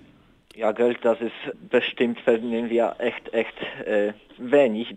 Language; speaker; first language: German; non-native, learner; Polish